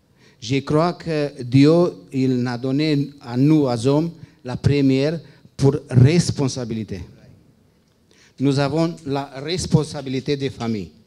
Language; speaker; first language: French; non-native, fluent; Romanian